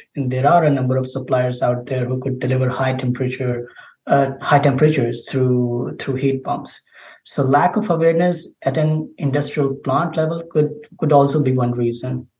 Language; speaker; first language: English; non-native, local second language; Urdu